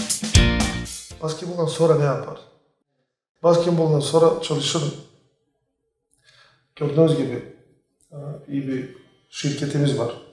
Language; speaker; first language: Turkish; non-native, fluent; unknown